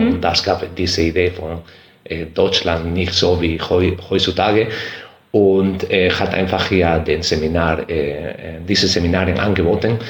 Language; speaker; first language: German; non-native, fluent; Spanish